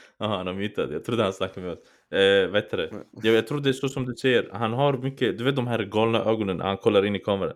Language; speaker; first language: Swedish; early bilingual, other home language; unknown